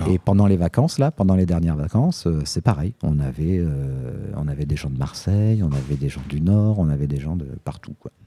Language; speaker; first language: French; native; French